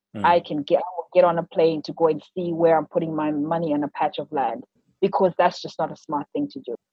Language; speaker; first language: English; non-native, local second language; Shona